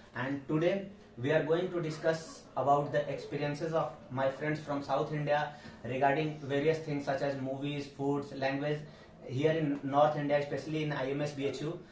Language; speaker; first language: English; non-native, local second language; Hindi